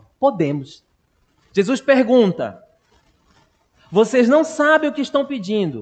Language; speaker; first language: Portuguese; native; Portuguese